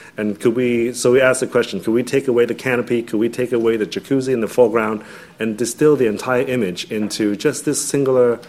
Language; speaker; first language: English; non-native, local second language; Cantonese